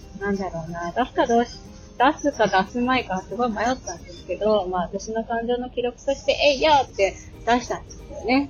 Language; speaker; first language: Japanese; native; Japanese